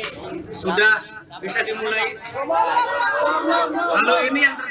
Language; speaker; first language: Indonesian; native; Indonesian